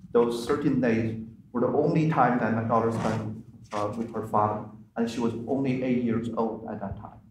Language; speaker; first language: English; non-native, fluent; Chinese